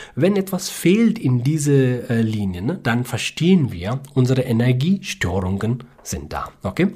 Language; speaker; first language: German; non-native, fluent; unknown